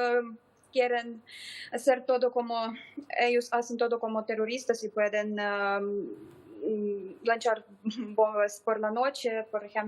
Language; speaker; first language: Spanish; non-native, fluent; Ukrainian